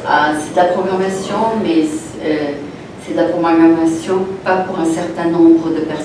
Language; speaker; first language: French; non-native, fluent; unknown